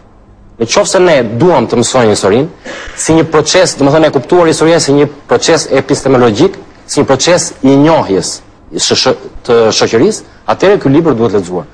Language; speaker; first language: Albanian; native; Albanian